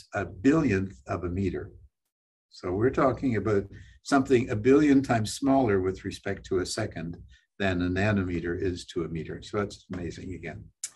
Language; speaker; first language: English; native; English